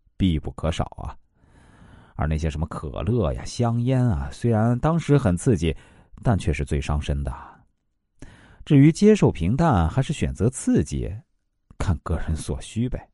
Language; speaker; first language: Chinese; native; Chinese